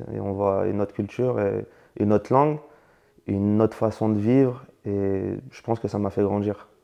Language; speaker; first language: French; native; French